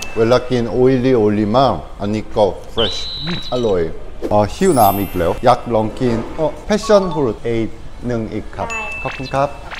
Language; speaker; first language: Thai; non-native, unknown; Korean